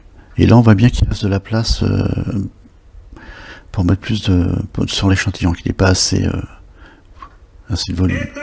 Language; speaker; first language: French; native; French